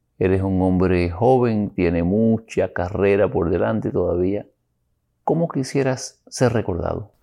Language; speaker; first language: Spanish; early bilingual, other home language; English